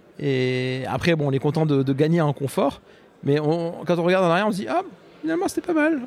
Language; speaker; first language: French; non-native, local second language; Arabic